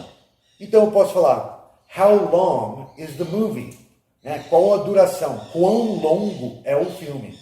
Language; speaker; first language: Portuguese; non-native, fluent; English